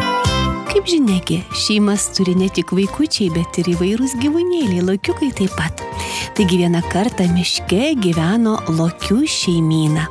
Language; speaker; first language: Lithuanian; native; Lithuanian